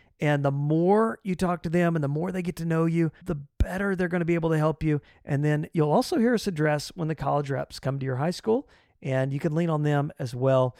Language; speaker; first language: English; native; English